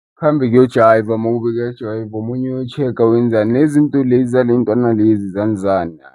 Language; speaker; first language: Zulu; non-native, local second language; Xhosa